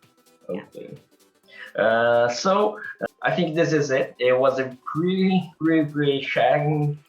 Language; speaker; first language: English; non-native, learner; Portuguese